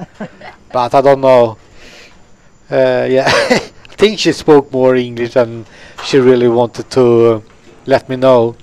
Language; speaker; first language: English; non-native, fluent; Swedish